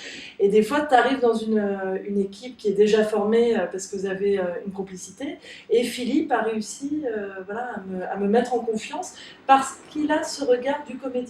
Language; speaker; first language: French; native; French